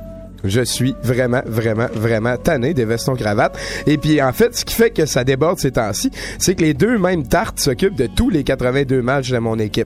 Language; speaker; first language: French; native; French